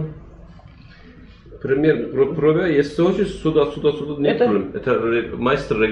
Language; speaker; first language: Russian; non-native, learner; Turkish